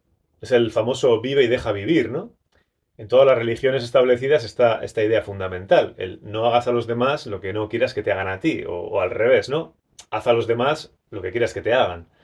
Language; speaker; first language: Spanish; native; Spanish